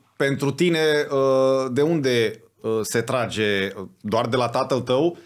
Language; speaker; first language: Romanian; native; Romanian